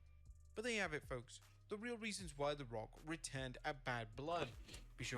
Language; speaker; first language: English; native; English